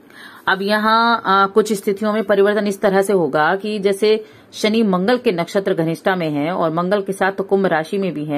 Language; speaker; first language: Hindi; native; Hindi